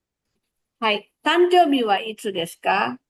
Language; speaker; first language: Japanese; non-native, fluent; Filipino